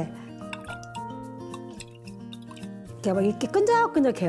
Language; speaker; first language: Korean; native; Korean